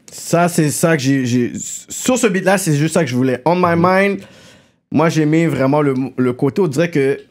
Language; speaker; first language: French; native; French